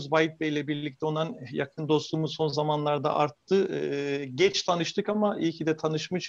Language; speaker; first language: Turkish; native; Turkish